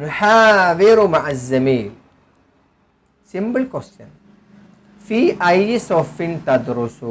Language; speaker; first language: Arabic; non-native, fluent; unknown